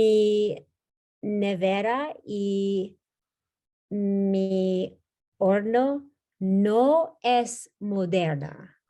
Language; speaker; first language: Spanish; non-native, learner; English